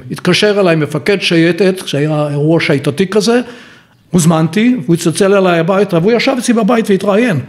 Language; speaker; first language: Hebrew; native; Hebrew